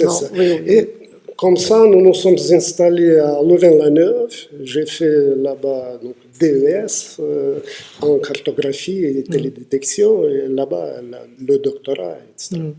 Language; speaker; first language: French; non-native, fluent; Russian